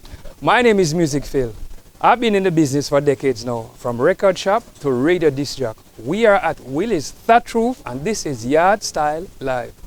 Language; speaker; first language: English; native; English